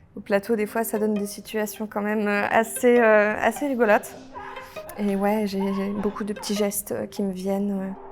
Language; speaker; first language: French; early bilingual, other home language; Polish